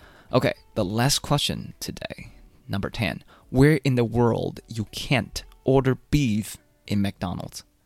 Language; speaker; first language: English; non-native, fluent; Chinese